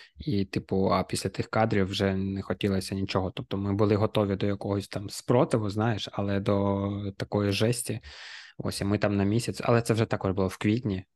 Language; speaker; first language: Ukrainian; native; Ukrainian